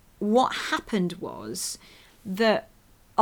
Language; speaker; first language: English; native; English